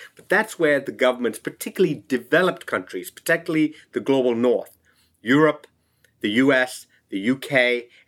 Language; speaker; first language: English; non-native, local second language; Tamil